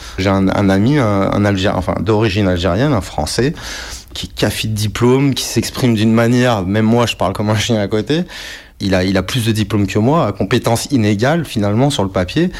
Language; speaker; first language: French; native; French